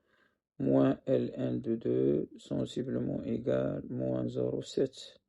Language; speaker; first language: French; non-native, local second language; Arabic